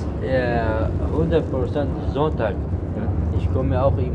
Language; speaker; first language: German; non-native, learner; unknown